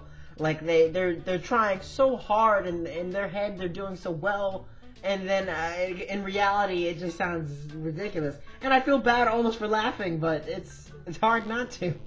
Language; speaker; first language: English; native; English